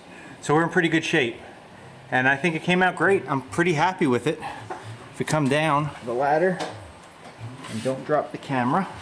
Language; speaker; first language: English; native; English